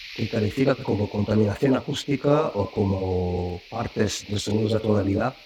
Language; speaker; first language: Spanish; non-native, fluent; Bulgarian